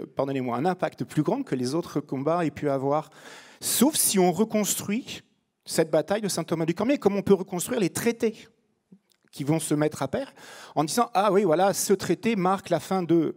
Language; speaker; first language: French; native; French